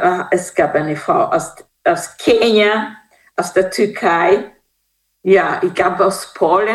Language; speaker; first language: German; non-native, fluent; Kinyarwanda